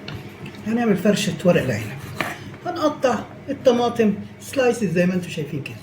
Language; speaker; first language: Arabic; native; Arabic